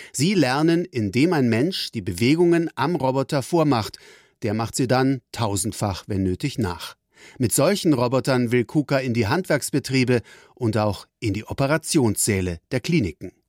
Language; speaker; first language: German; native; German